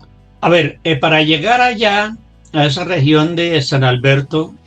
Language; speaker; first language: Spanish; native; Spanish